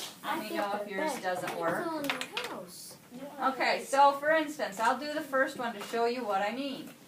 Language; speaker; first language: English; native; English